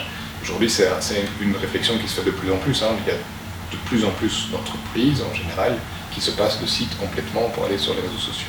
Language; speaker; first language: French; native; French